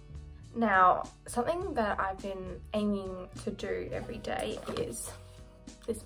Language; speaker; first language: English; native; English